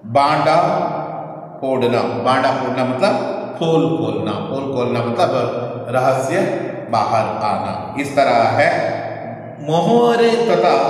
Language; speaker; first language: Hindi; non-native, local second language; Kannada